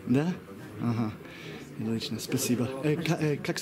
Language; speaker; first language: Russian; non-native, learner; English